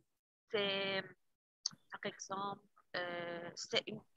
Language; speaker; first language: French; non-native, learner; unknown